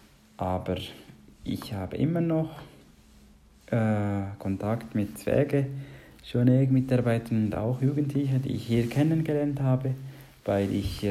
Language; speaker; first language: German; non-native, learner; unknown